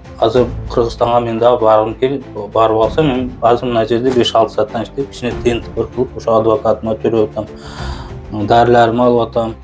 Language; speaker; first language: Kyrgyz; early bilingual, heritage; Kyrgyz